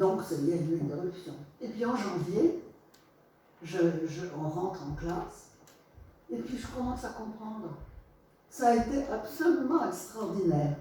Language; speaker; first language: French; non-native, fluent; Polish